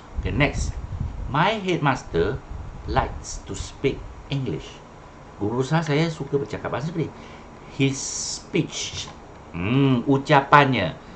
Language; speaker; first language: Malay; non-native, local second language; Chinese